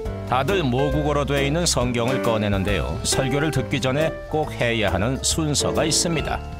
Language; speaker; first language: Korean; native; Korean